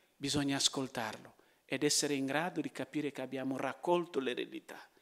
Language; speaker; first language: Italian; non-native, fluent; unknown